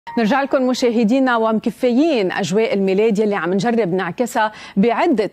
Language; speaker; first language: Arabic; native; Arabic